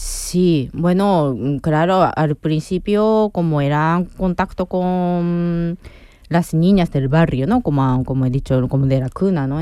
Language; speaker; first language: Spanish; non-native, fluent; Japanese